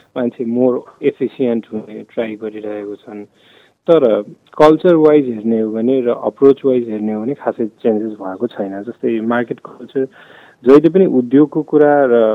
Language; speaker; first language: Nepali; non-native, local second language; Maithili